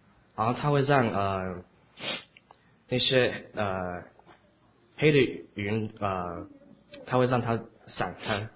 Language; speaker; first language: Chinese; early bilingual, heritage; Chinese